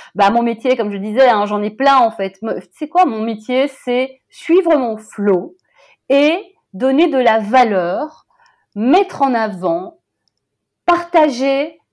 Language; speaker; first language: French; native; French